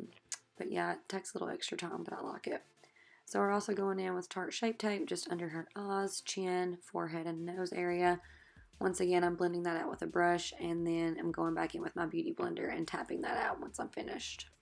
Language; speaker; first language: English; native; English